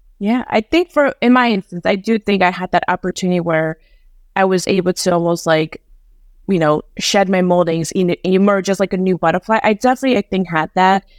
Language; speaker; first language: English; early bilingual, other home language; Persian